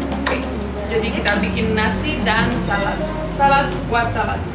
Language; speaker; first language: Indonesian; non-native, fluent; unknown